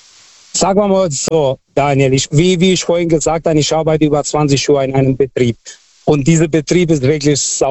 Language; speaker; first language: German; non-native, fluent; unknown